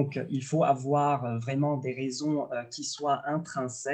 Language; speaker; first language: French; non-native, local second language; Arabic